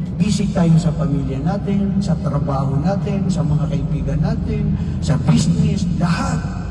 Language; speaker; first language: Filipino; non-native, local second language; Maranao